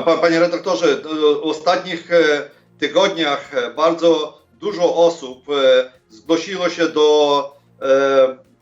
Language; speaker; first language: Polish; non-native, fluent; Ukrainian